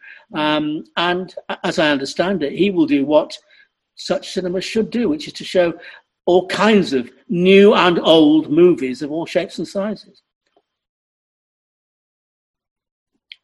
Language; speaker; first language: English; native; English